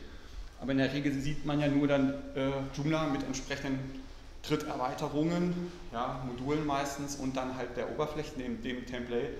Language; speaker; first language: German; native; German